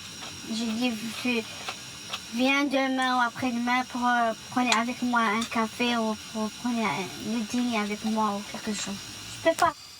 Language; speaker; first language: French; non-native, learner; Arabic